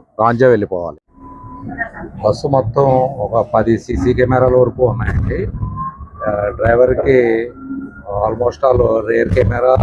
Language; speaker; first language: Telugu; native; Telugu